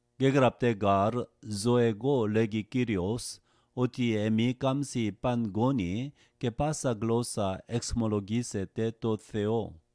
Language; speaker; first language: Greek; non-native, fluent; Korean